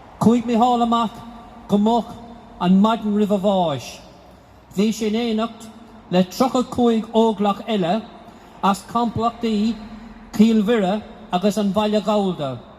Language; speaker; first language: Irish; non-native, local second language; English